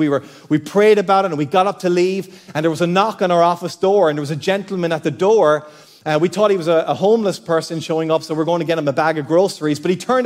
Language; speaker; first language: English; native; English